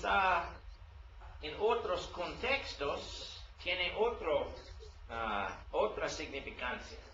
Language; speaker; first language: Spanish; non-native, learner; English